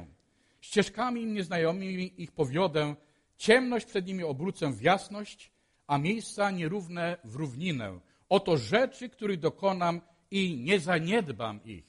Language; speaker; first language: Polish; native; Polish